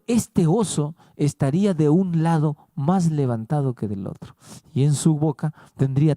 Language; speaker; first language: Spanish; native; Spanish